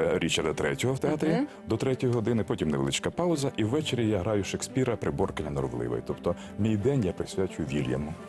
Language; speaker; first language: Ukrainian; native; Ukrainian